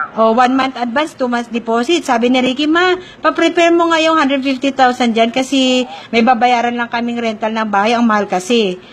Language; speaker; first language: Filipino; non-native, local second language; Cebuano